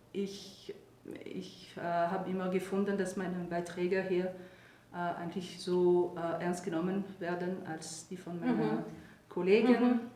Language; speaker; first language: German; non-native, fluent; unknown